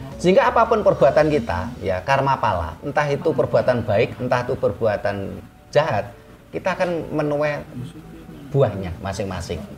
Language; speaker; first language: Indonesian; non-native, local second language; Javanese